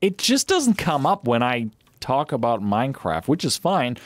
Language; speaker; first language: English; native; English